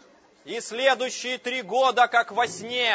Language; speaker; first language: Russian; native; Russian